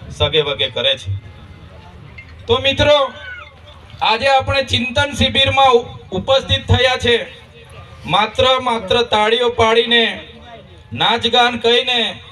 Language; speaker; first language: Gujarati; non-native, local second language; Vasavi